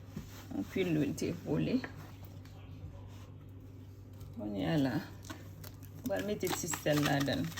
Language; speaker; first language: French; non-native, learner; Haitian Creole